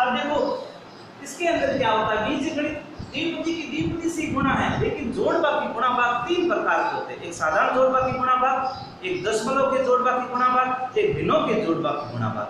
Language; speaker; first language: Hindi; native; Hindi